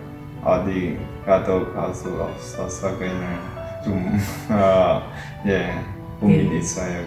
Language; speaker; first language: Korean; non-native, learner; Khmer